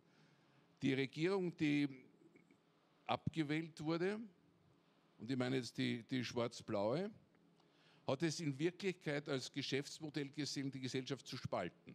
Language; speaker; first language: German; native; German